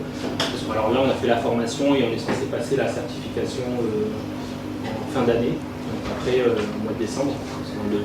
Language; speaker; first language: French; native; French